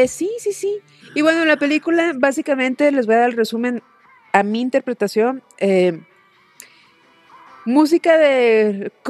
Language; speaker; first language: Spanish; native; Spanish